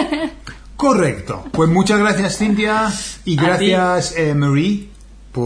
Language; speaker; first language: Spanish; non-native, fluent; English